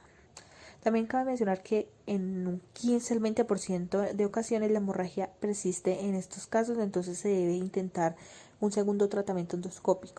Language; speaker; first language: Spanish; native; Spanish